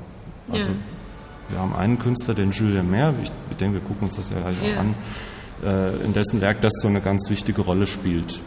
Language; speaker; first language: German; native; German